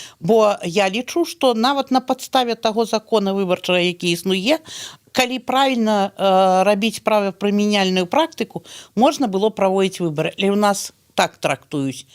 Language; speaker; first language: Belarusian; native; Belarusian